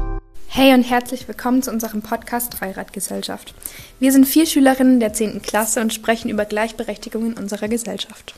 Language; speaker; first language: German; native; German